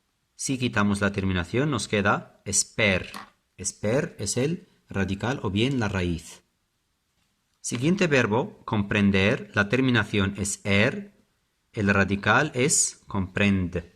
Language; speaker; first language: Spanish; non-native, fluent; Arabic